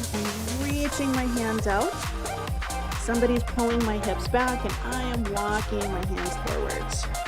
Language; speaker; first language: English; native; English